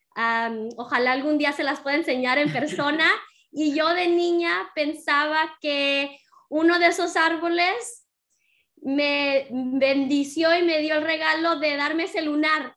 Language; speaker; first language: Spanish; early bilingual, heritage; Spanish